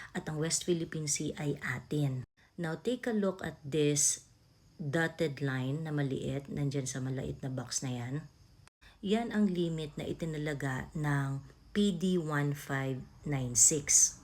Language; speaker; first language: Filipino; native; Filipino